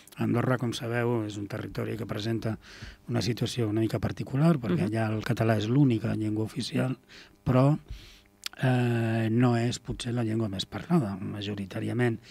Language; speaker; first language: Catalan; native; Catalan